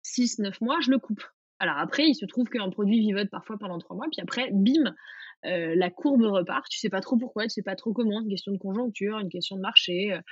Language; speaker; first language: French; native; French